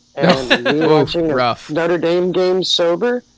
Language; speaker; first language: English; native; English